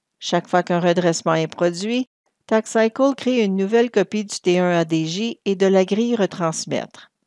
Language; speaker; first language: French; native; French